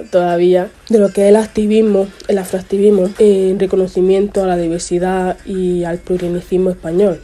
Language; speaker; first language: Spanish; early bilingual, other home language; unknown